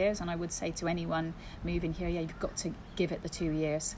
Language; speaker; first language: English; native; English